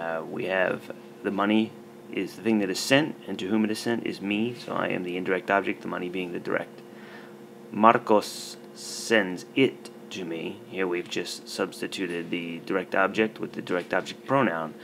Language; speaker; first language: English; native; English